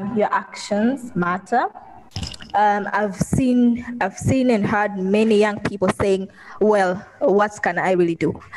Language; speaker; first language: English; non-native, local second language; Swahili